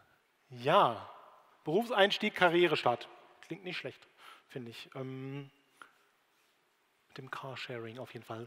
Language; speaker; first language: German; native; German